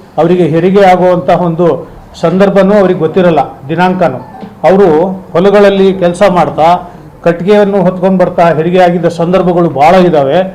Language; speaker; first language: Kannada; non-native, local second language; Lambadi